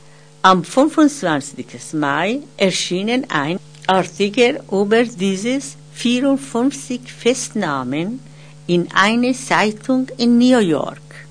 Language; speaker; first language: German; non-native, fluent; Persian